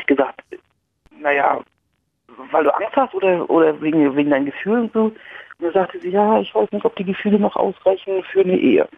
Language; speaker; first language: German; native; German